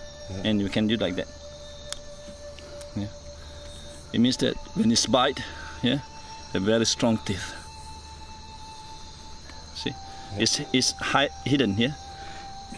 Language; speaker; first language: English; non-native, fluent; Malay